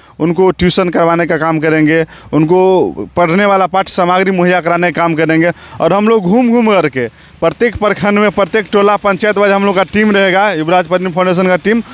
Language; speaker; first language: Hindi; native; Hindi